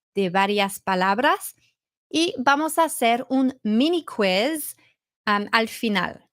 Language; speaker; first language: Spanish; non-native, learner; English